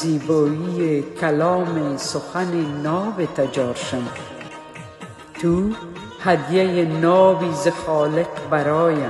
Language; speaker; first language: Persian; native; Persian